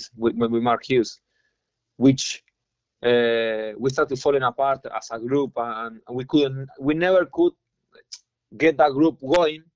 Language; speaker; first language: English; non-native, fluent; Spanish